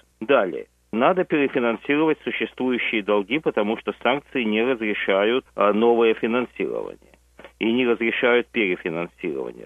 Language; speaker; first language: Russian; native; Russian